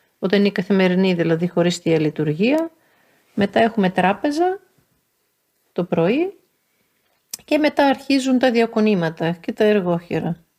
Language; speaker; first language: Greek; native; Greek